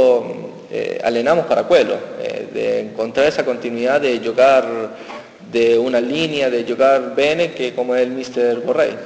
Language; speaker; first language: Italian; non-native, learner; Spanish